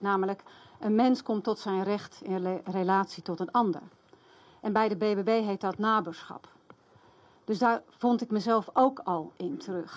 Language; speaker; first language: Dutch; native; Dutch